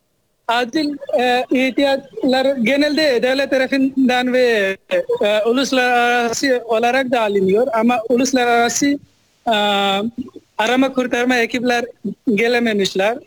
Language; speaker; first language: Turkish; non-native, fluent; Nepali